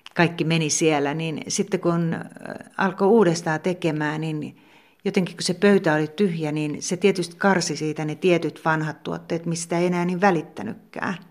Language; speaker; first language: Finnish; native; Finnish